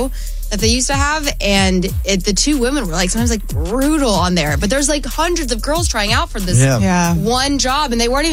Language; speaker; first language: English; native; English